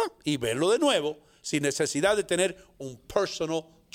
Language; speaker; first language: Spanish; native; Spanish